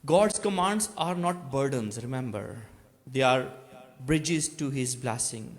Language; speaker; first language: English; non-native, local second language; Urdu